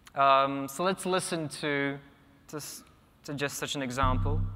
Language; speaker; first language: English; non-native, fluent; Polish